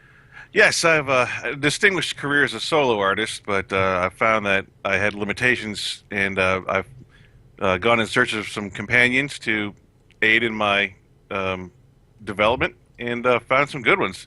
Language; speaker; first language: English; native; English